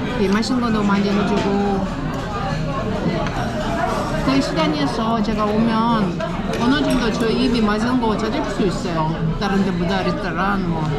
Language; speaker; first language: Korean; non-native, fluent; Ukrainian